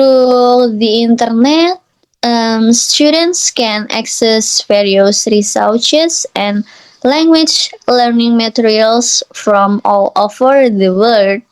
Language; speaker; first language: English; non-native, learner; Indonesian